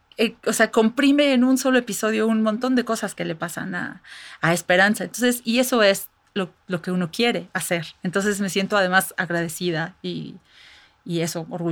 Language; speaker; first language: Spanish; native; Spanish